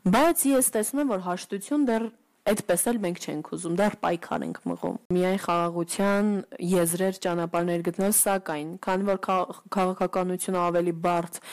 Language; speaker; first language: Armenian; early bilingual, heritage; Armenian